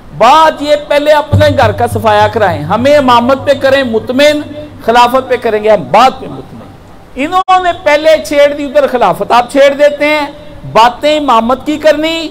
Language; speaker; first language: Urdu; non-native, local second language; Punjabi